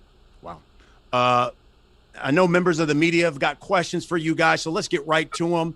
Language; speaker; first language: English; native; English